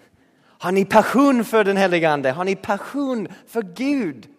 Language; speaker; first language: Swedish; non-native, fluent; English